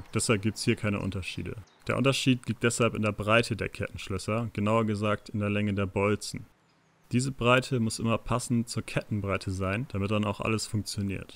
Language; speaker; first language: German; native; German